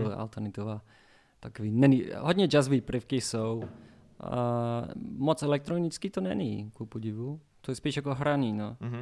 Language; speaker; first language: Czech; non-native, learner; English